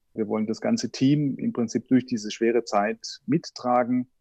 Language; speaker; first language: German; native; German